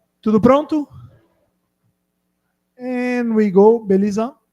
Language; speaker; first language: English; non-native, fluent; Portuguese